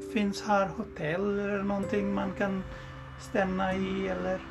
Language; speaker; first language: Swedish; non-native, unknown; Nepali